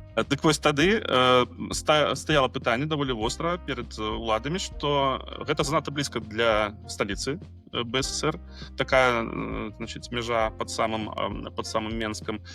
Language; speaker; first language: Belarusian; native; Belarusian